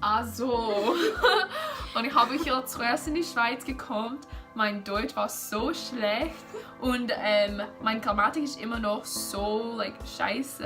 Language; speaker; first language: German; non-native, learner; English